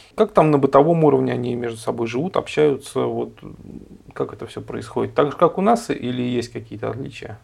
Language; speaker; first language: Russian; native; Russian